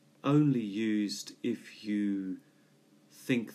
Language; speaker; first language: English; native; English